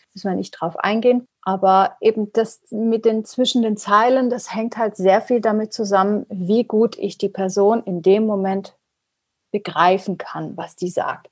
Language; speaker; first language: German; early bilingual, other home language; Persian